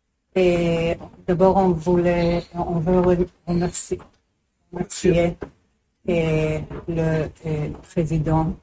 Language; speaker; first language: French; non-native, learner; Hebrew